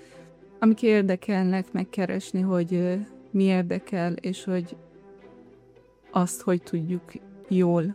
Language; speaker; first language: Hungarian; early bilingual, heritage; Hungarian